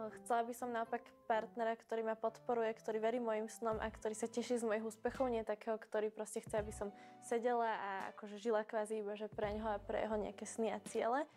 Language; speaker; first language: Slovak; non-native, fluent; Albanian